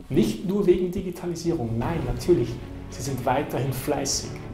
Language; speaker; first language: German; native; German